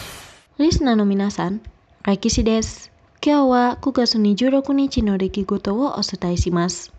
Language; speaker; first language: Japanese; non-native, fluent; Indonesian